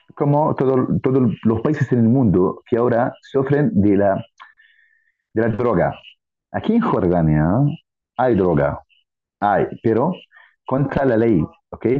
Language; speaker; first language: Spanish; non-native, fluent; Arabic